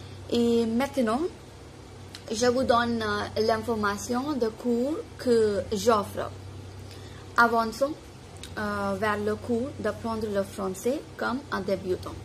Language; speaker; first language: French; non-native, fluent; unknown